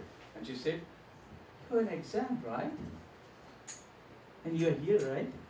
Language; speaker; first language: English; non-native, local second language; Gujarati